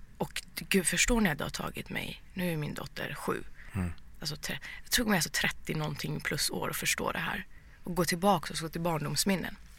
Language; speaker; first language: Swedish; early bilingual, other home language; Persian